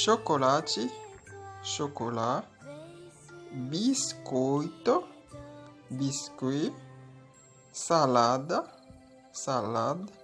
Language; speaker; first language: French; non-native, local second language; Haitian Creole